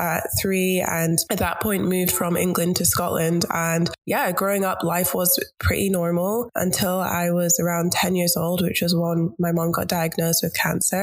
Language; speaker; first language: English; native; English